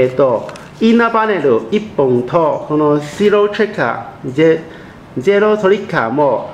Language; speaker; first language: Japanese; non-native, fluent; Chinese